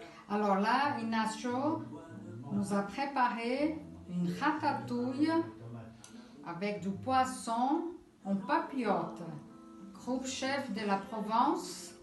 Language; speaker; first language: French; non-native, learner; Portuguese